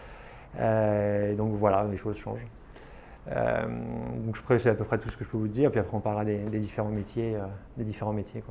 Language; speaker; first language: French; native; French